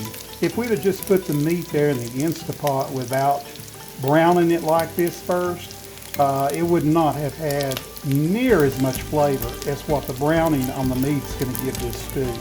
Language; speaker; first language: English; native; English